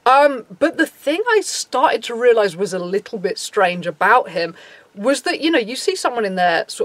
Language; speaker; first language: English; native; English